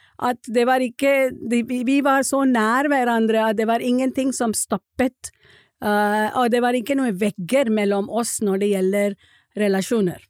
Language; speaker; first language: Norwegian; non-native, fluent; Marathi